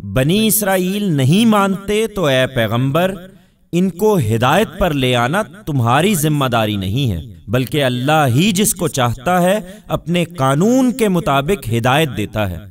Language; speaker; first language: Urdu; non-native, local second language; Punjabi